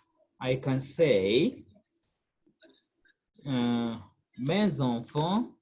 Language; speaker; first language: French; non-native, fluent; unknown